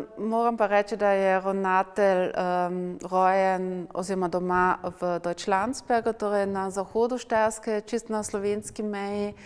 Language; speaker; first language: Slovenian; non-native, local second language; German